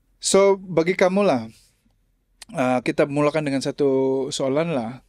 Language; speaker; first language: Malay; native; Malay